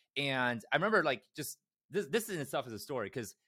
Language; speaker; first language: English; early bilingual, other home language; Korean